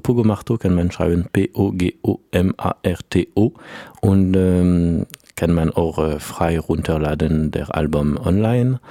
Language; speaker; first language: German; non-native, learner; French